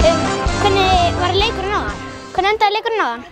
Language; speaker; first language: Icelandic; native; Icelandic